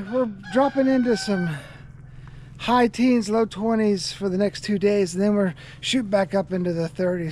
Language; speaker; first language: English; native; English